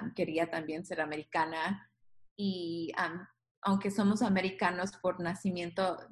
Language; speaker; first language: Spanish; native; Spanish